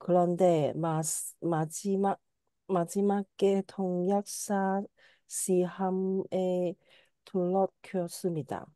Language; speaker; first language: Korean; non-native, learner; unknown